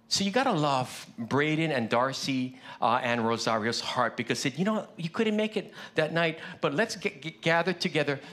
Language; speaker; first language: English; early bilingual, other home language; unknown